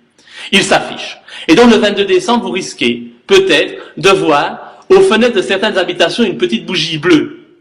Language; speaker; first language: French; native; French